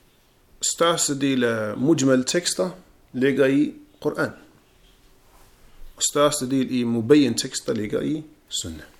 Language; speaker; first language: Danish; non-native, fluent; Arabic